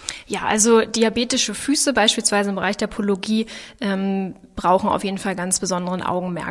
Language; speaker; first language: German; native; German